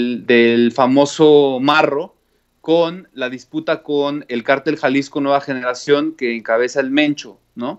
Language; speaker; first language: Spanish; native; Spanish